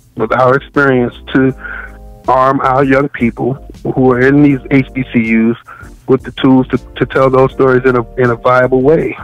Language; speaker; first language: English; native; English